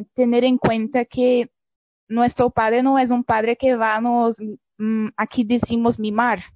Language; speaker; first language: Spanish; non-native, fluent; Portuguese